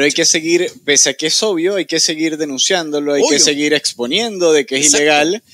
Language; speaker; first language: Spanish; native; Spanish